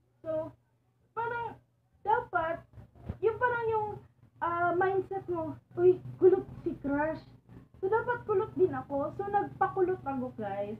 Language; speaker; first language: Filipino; non-native, local second language; Cebuano